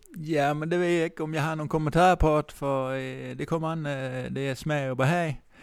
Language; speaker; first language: Danish; non-native, fluent; Dutch